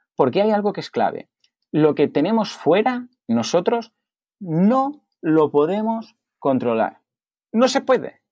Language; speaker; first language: Spanish; native; Spanish